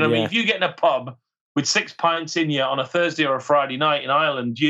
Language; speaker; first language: English; native; English